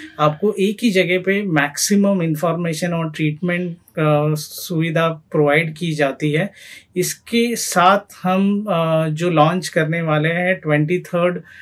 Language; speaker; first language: Hindi; non-native, local second language; Marathi